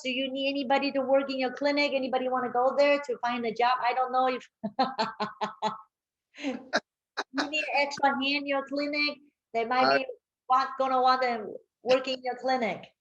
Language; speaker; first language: English; non-native, fluent; Chinese